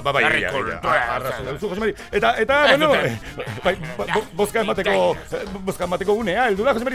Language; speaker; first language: Basque; native; Basque